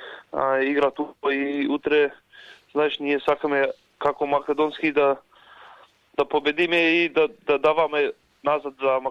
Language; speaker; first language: Macedonian; early bilingual, heritage; Macedonian